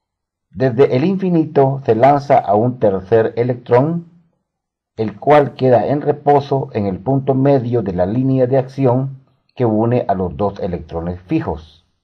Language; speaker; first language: Spanish; native; Spanish